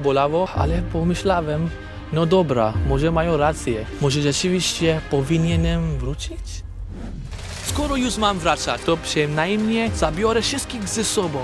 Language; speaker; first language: Polish; non-native, learner; Hindi